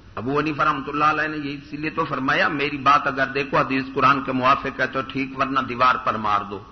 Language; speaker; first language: Urdu; non-native, local second language; Punjabi